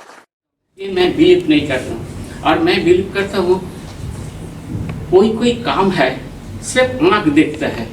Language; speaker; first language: Hindi; non-native, local second language; Bangla